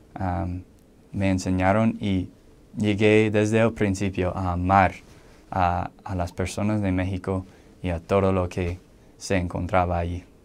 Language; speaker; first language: Spanish; non-native, fluent; English